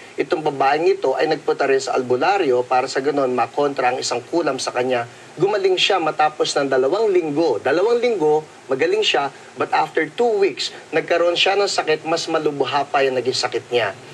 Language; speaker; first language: Filipino; native; Filipino